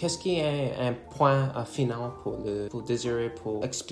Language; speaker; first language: French; non-native, learner; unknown